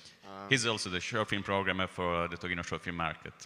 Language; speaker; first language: English; non-native, fluent; Italian